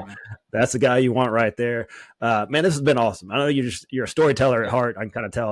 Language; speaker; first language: English; native; English